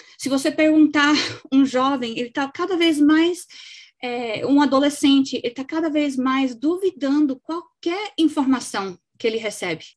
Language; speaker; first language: Portuguese; non-native, local second language; English